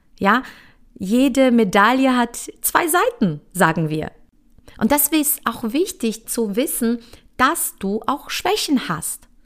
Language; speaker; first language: German; early bilingual, other home language; Polish